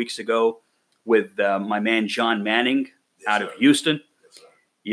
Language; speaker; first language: English; non-native, fluent; Arabic